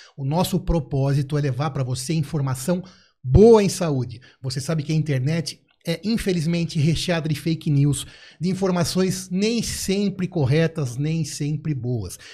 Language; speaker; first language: Portuguese; native; Portuguese